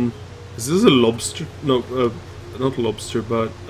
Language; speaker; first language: English; non-native, fluent; Norwegian